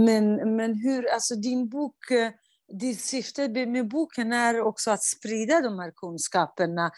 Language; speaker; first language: Swedish; non-native, fluent; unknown